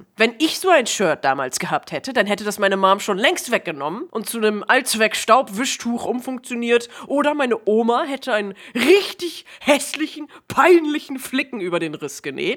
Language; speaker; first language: German; native; German